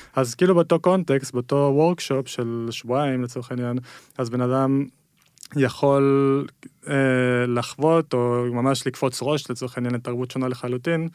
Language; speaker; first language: Hebrew; early bilingual, other home language; Spanish